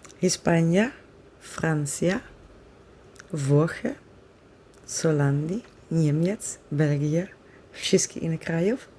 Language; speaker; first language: Polish; non-native, learner; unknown